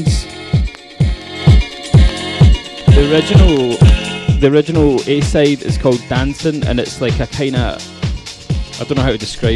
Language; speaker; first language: English; native; English